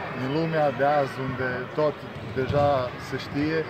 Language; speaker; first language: Romanian; non-native, fluent; Serbian